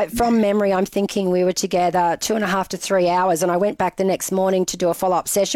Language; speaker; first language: English; native; English